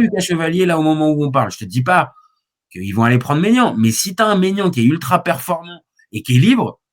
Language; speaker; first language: French; native; French